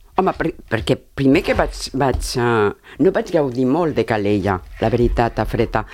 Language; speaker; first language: Catalan; early bilingual, heritage; Catalan